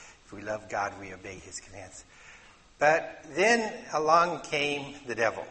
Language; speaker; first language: English; native; English